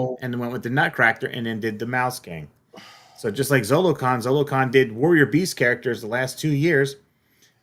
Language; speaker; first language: English; native; English